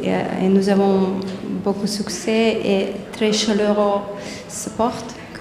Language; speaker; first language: French; non-native, learner; Ukrainian